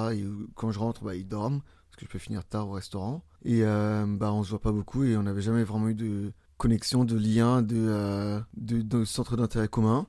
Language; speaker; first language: French; early bilingual, other home language; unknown